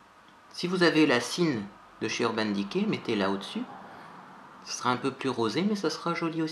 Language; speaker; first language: French; native; French